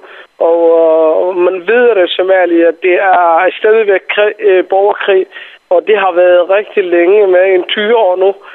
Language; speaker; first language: Danish; non-native, fluent; Somali